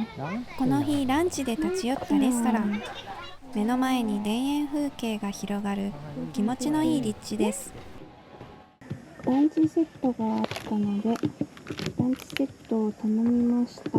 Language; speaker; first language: Japanese; native; Japanese